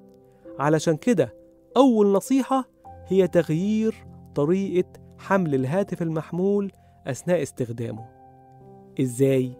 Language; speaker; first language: Arabic; native; Arabic